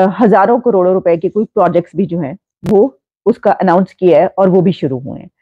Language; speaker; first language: Hindi; native; Hindi